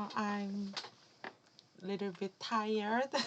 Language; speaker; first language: English; non-native, learner; Korean